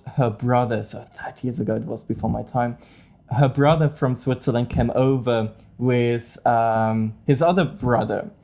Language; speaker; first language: English; non-native, fluent; German